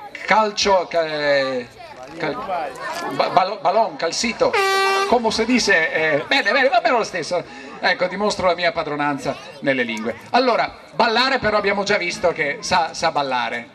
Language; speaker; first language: Italian; native; Italian